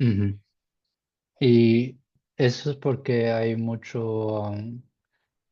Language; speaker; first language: Spanish; non-native, learner; English